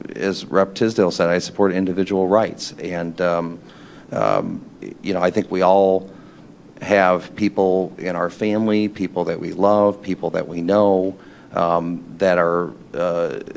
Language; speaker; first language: English; native; English